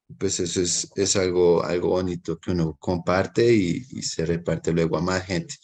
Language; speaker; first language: Spanish; native; Spanish